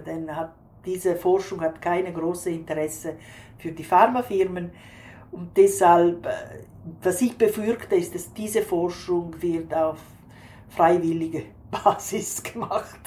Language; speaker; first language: German; non-native, fluent; Italian